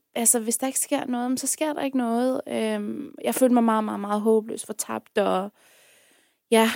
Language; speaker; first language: Danish; early bilingual, other home language; Persian